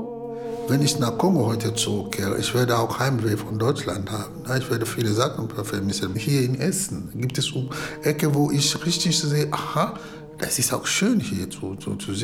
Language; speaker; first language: German; non-native, fluent; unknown